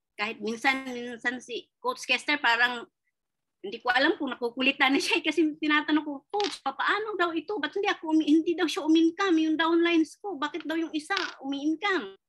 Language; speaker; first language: Filipino; non-native, local second language; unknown